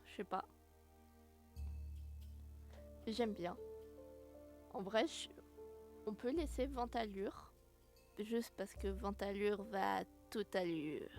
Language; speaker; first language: French; native; French